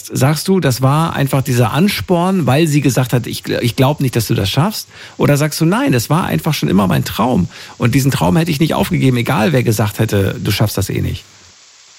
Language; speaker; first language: German; native; German